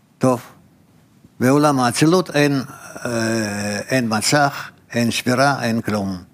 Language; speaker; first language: Hebrew; non-native, fluent; Russian